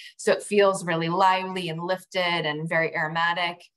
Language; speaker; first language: English; native; English